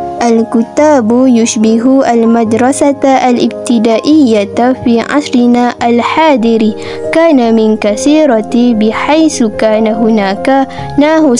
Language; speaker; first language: Arabic; non-native, learner; Malay